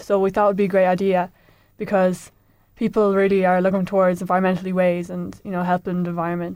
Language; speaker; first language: English; native; English